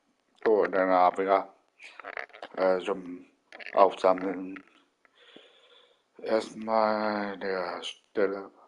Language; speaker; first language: German; non-native, learner; Vietnamese